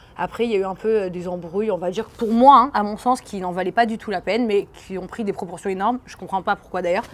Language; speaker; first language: French; early bilingual, other home language; English